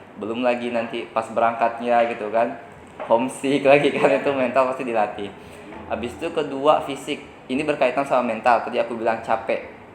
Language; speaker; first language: Indonesian; native; Indonesian